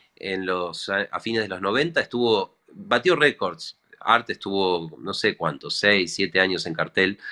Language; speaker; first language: Spanish; native; Spanish